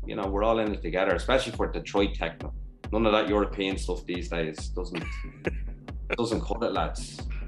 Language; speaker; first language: English; native; English